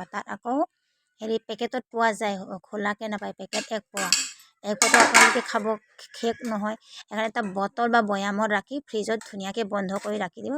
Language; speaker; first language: Assamese; non-native, local second language; Manipuri